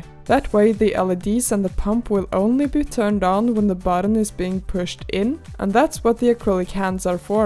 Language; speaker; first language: English; non-native, fluent; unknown